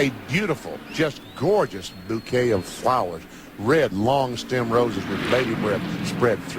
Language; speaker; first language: English; native; English